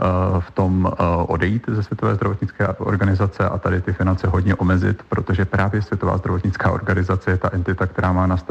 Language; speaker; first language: Czech; native; Czech